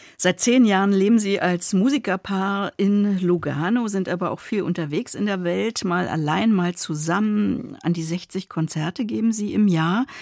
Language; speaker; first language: German; native; German